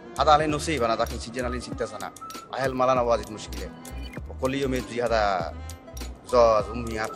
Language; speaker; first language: Arabic; non-native, learner; Bangla